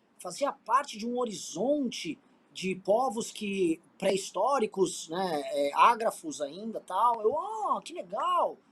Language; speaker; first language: Portuguese; native; Portuguese